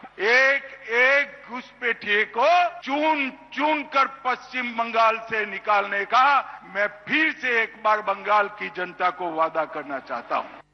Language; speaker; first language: Hindi; non-native, local second language; Gujarati